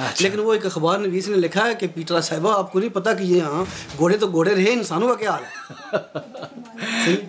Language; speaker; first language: Urdu; non-native, local second language; Punjabi